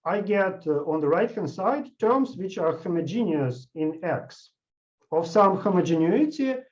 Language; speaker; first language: English; non-native, fluent; Russian